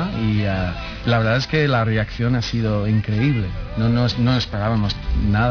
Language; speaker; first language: Spanish; non-native, fluent; English